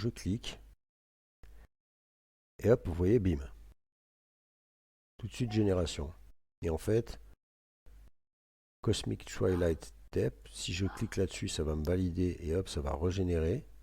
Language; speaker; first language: French; native; French